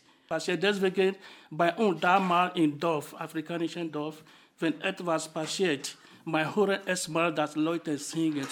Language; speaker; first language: German; non-native, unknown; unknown